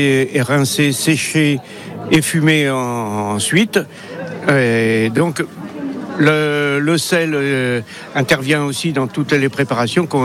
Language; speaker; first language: French; native; French